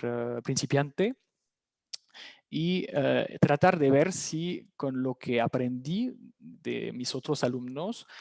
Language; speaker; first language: Spanish; non-native, fluent; French